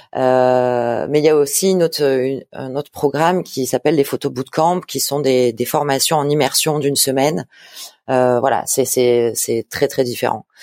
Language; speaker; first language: French; native; French